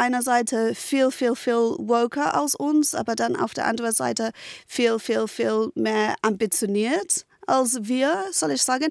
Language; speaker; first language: German; non-native, fluent; English